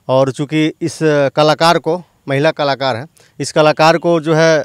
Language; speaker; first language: Hindi; native; Hindi